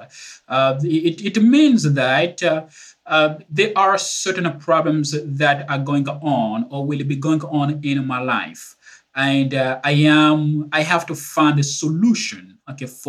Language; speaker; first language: English; non-native, fluent; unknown